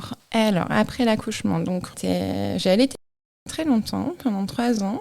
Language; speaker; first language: French; native; French